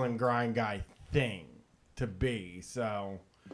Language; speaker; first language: English; native; English